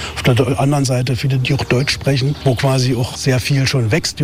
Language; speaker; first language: German; native; German